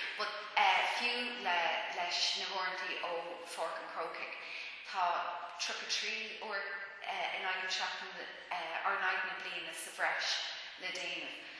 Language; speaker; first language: Irish; non-native, local second language; English